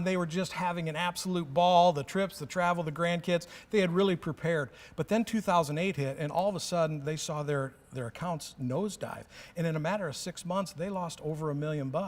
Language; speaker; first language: English; native; English